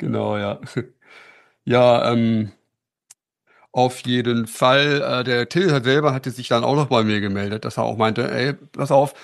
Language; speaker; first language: German; native; German